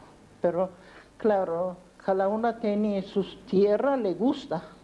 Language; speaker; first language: Spanish; non-native, learner; Armenian